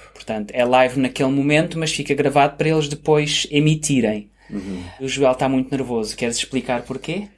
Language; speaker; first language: Portuguese; native; Portuguese